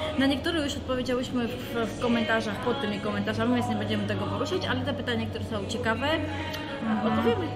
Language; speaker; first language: Polish; non-native, fluent; Georgian